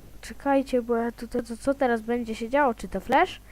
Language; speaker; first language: Polish; native; Polish